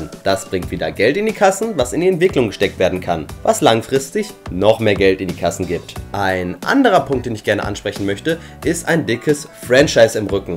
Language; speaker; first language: German; native; German